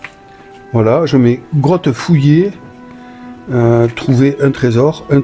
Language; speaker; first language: French; native; French